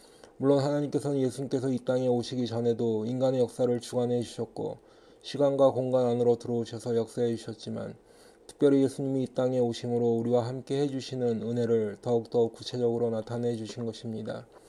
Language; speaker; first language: Korean; native; Korean